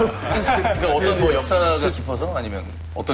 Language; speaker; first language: Korean; native; Korean